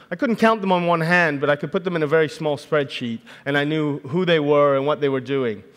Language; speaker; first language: English; native; English